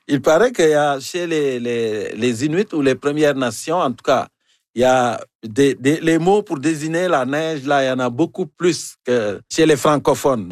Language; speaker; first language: French; native; French